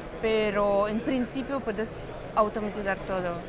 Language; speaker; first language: Spanish; non-native, fluent; Russian